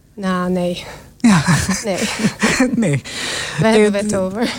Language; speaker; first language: Dutch; non-native, fluent; Russian